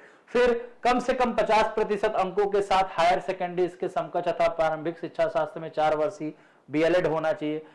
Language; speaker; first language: Hindi; native; Hindi